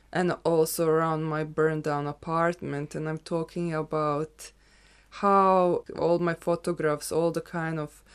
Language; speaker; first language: English; non-native, fluent; Serbian